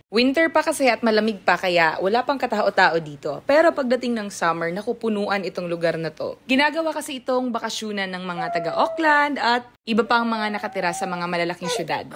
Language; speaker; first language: Filipino; non-native, local second language; Cebuano